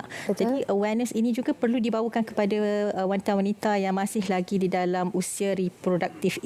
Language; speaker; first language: Malay; native; Malay